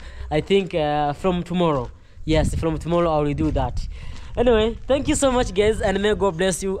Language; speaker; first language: English; non-native, learner; Swahili